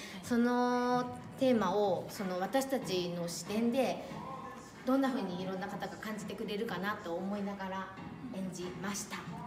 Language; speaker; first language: Japanese; native; Japanese